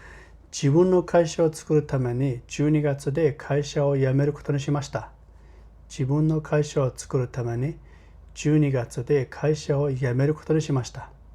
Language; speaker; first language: Japanese; non-native, fluent; Mongolian